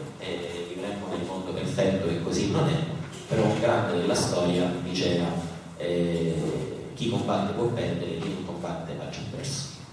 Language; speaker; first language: Italian; native; Italian